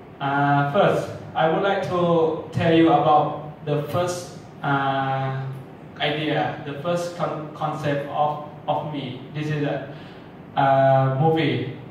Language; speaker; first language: English; non-native, learner; Thai